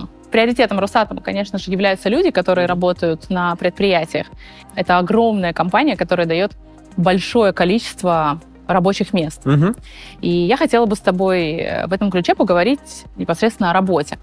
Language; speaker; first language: Russian; native; Russian